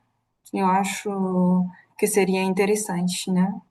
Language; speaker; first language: Portuguese; non-native, fluent; French